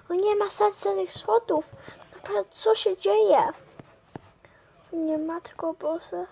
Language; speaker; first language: Polish; early bilingual, heritage; Polish